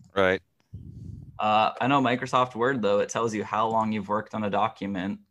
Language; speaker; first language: English; native; English